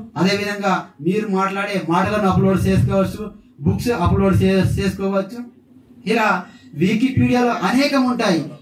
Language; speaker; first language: Telugu; non-native, local second language; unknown